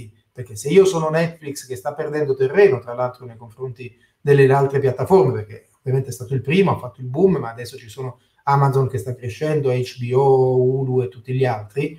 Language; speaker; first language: Italian; native; Italian